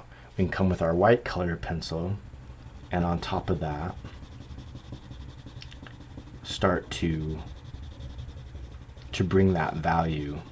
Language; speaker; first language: English; native; English